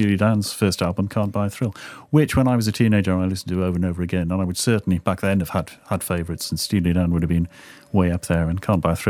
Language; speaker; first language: English; native; English